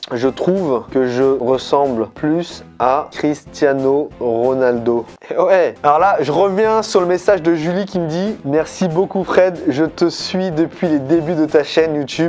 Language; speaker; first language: French; native; French